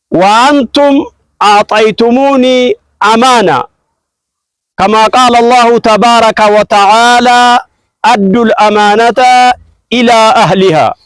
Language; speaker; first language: Arabic; non-native, fluent; Oromo